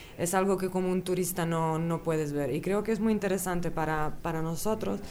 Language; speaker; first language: Spanish; early bilingual, other home language; Bosnian